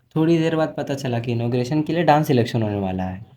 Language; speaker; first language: Hindi; non-native, local second language; Marathi